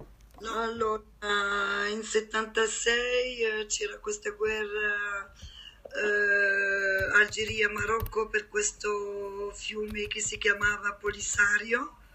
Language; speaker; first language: Italian; non-native, fluent; French